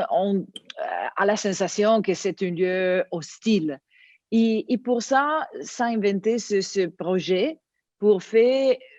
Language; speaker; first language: French; non-native, learner; Italian